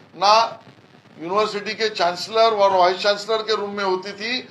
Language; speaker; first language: Hindi; non-native, local second language; Marathi